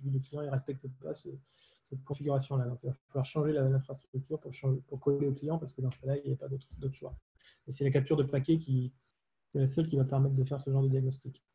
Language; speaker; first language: French; native; French